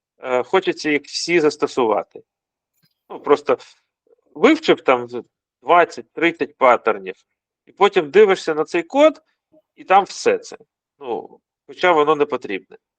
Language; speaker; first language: Ukrainian; non-native, local second language; Russian